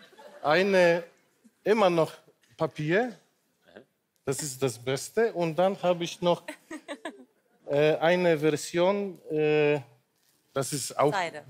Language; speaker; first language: German; non-native, local second language; Polish